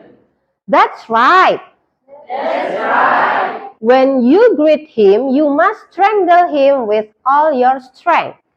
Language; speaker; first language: English; non-native, fluent; Indonesian